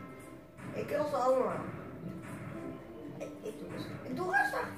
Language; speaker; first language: Dutch; early bilingual, other home language; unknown